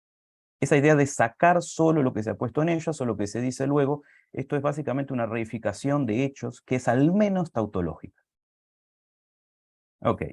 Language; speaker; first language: Spanish; native; Spanish